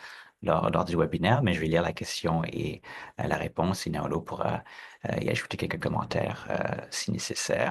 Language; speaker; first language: French; native; French